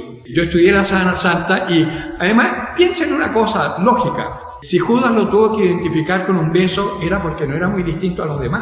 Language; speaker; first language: Spanish; native; Spanish